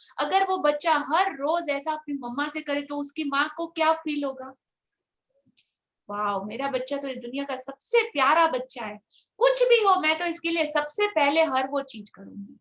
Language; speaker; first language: Hindi; native; Hindi